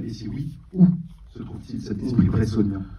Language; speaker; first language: French; native; French